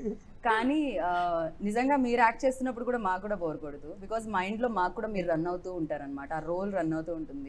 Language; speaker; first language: Telugu; native; Telugu